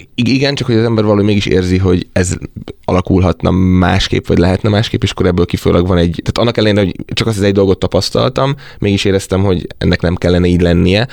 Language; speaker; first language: Hungarian; native; Hungarian